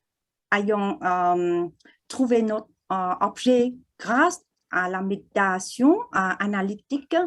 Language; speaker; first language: French; non-native, fluent; Vietnamese